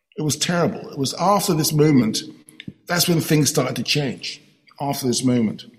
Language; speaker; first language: English; native; English